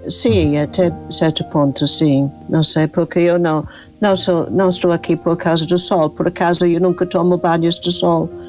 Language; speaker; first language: Portuguese; non-native, fluent; English